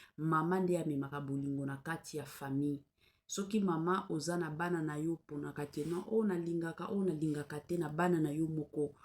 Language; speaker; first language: Lingala; non-native, local second language; Swahili